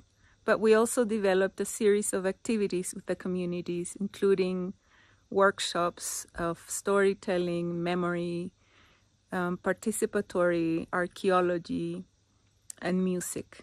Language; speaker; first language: English; non-native, fluent; Spanish